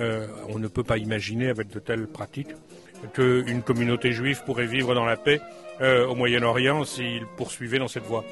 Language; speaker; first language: French; native; French